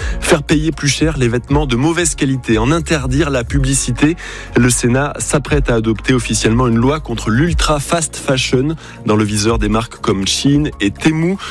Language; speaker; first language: French; native; French